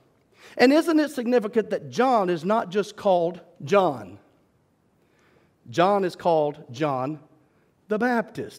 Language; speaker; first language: English; native; English